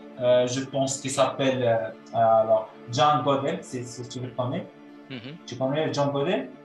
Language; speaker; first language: French; non-native, local second language; Arabic